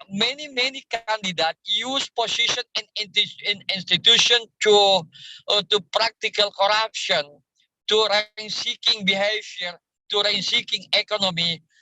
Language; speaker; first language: English; non-native, learner; Indonesian